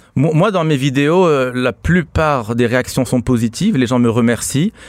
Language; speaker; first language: French; non-native, local second language; Arabic